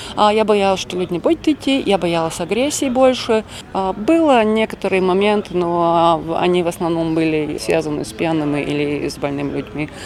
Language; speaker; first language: Russian; non-native, local second language; Latvian